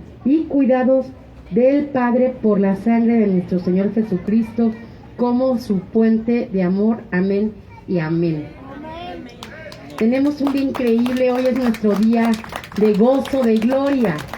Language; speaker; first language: Spanish; native; Spanish